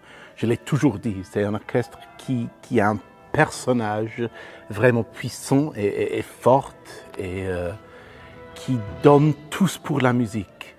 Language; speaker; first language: French; non-native, fluent; English